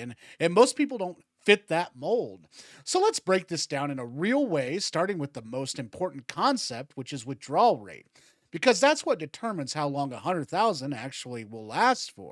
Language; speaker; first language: English; native; English